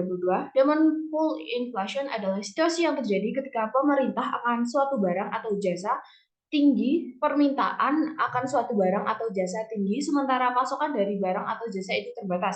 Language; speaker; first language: Indonesian; native; Indonesian